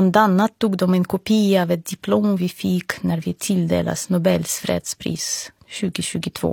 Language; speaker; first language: Swedish; non-native, fluent; Russian